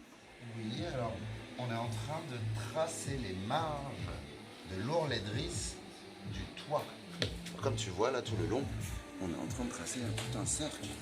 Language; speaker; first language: French; native; French